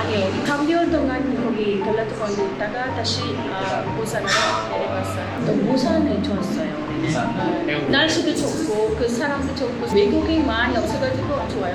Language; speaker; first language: Korean; non-native, fluent; Sinhala